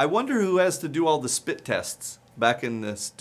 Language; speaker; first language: English; native; English